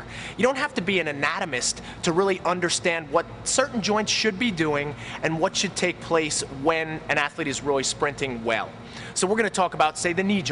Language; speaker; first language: English; native; English